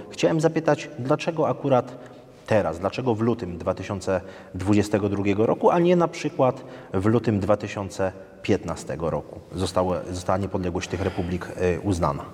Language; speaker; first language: Polish; native; Polish